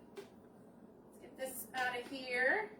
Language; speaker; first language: English; native; English